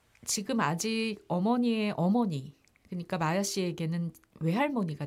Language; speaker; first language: Korean; native; Korean